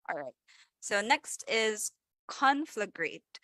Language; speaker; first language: English; non-native, local second language; Filipino